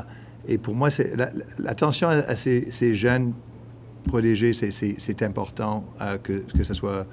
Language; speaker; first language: French; non-native, local second language; English